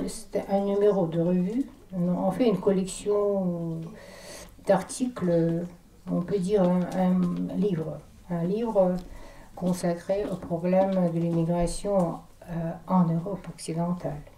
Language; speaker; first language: French; non-native, fluent; Russian